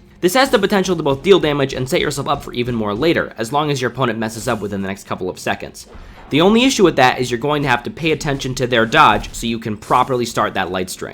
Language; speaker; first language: English; native; English